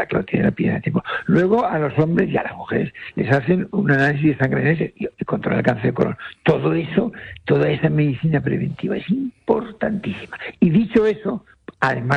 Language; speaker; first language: Spanish; native; Spanish